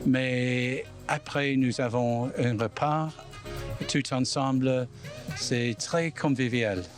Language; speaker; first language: French; non-native, learner; English